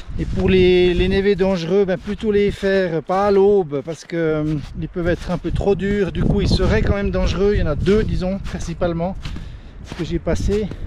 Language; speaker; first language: French; native; French